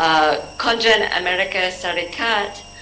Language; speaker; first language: Indonesian; non-native, learner; English